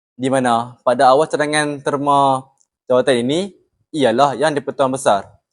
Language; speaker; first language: Malay; native; Malay